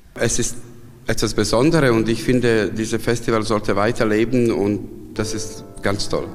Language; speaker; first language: German; non-native, fluent; Serbian